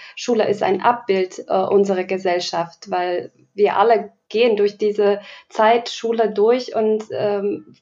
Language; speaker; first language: German; non-native, fluent; Slovak